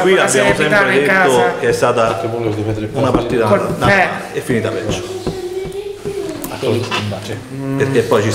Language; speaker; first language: Italian; native; Italian